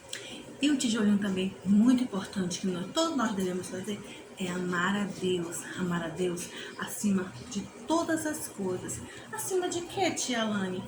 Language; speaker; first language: Portuguese; native; Portuguese